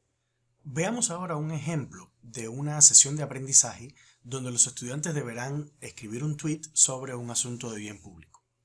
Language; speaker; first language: Spanish; native; Spanish